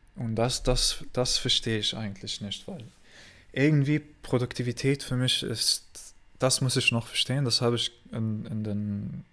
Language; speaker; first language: German; non-native, learner; Arabic